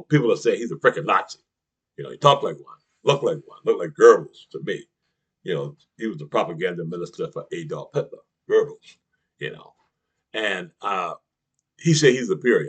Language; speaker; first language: English; native; English